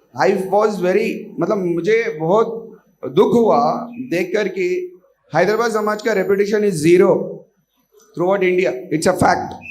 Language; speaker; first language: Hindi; non-native, local second language; Marathi